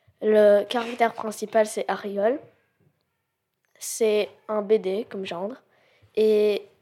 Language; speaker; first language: French; non-native, learner; English